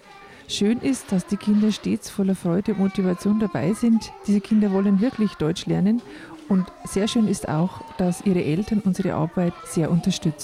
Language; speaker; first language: German; native; German